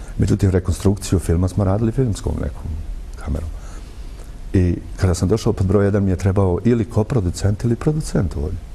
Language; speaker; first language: Bosnian; native; Bosnian